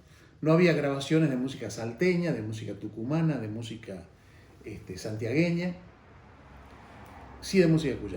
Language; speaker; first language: Spanish; native; Spanish